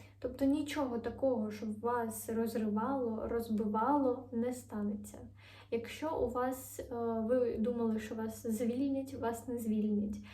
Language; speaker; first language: Ukrainian; non-native, local second language; Russian